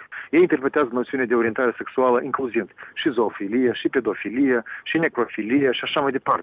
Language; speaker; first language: Romanian; native; Romanian